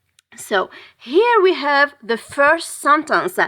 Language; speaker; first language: English; non-native, fluent; French